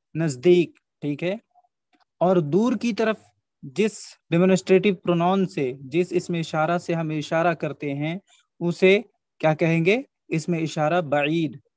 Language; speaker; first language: Hindi; native; Hindi